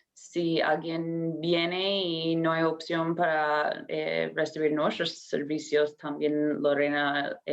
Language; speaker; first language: Spanish; non-native, fluent; English